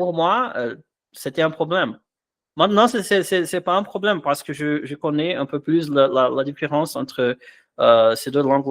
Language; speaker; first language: French; non-native, fluent; Portuguese